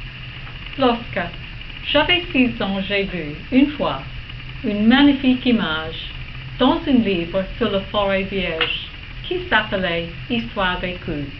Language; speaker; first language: French; non-native, learner; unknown